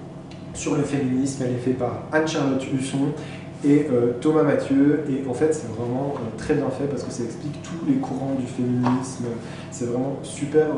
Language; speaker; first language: French; native; French